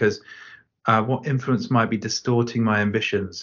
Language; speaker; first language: English; native; English